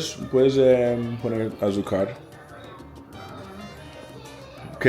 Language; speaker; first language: Spanish; non-native, learner; English